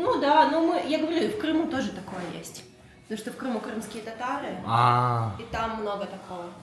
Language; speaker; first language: Russian; native; Russian